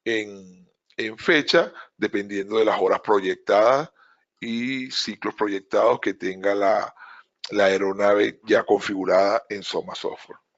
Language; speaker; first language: Spanish; native; Spanish